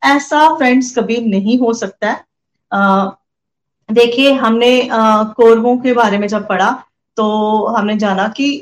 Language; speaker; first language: Hindi; non-native, local second language; Punjabi